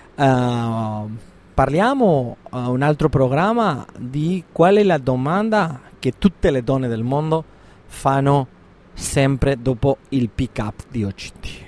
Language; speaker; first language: Italian; non-native, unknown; Spanish